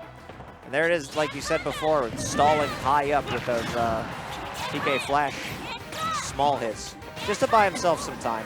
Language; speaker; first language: English; native; English